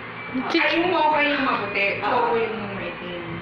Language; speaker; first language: Filipino; native; Filipino